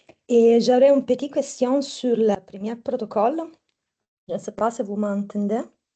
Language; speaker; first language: French; non-native, fluent; Italian